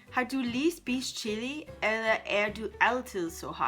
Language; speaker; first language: Danish; non-native, learner; English